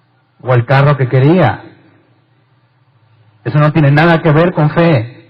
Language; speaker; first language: Spanish; native; Spanish